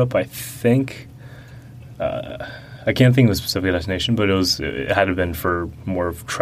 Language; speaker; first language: English; early bilingual, other home language; Russian